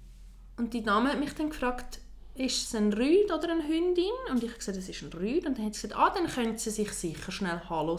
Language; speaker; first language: German; native; German